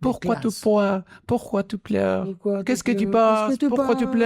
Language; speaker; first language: French; non-native, learner; Spanish